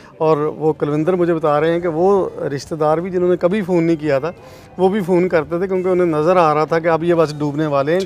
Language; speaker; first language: Urdu; non-native, local second language; Punjabi